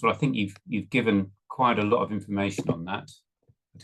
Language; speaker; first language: English; native; English